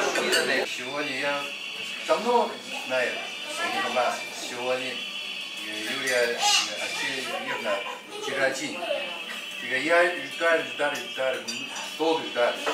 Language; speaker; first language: Russian; non-native, learner; Chinese